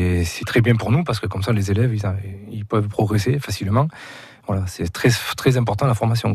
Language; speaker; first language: French; non-native, fluent; Spanish